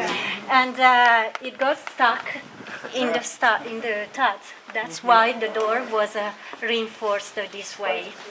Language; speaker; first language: English; non-native, fluent; French